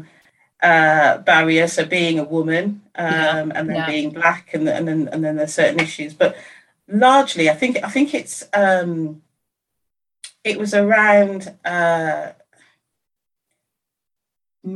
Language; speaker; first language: English; native; English